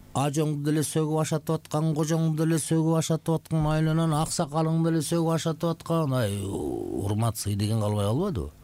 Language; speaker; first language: Kyrgyz; native; Kyrgyz